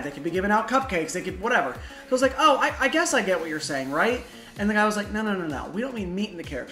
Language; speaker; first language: English; native; English